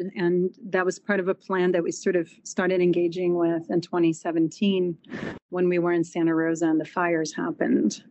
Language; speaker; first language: English; non-native, fluent; Portuguese